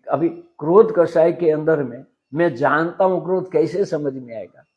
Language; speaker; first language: Hindi; non-native, local second language; Gujarati